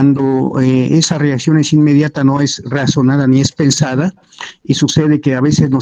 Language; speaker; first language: Spanish; native; Spanish